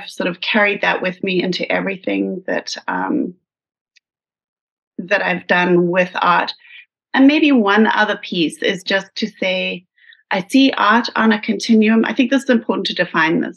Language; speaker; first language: English; native; English